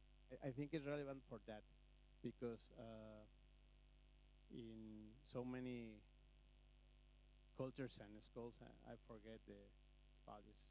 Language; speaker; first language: English; non-native, learner; Spanish